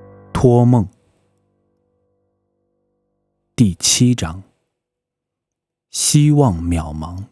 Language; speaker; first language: Chinese; native; Chinese